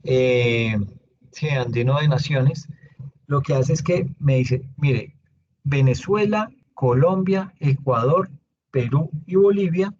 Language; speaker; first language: Spanish; native; Spanish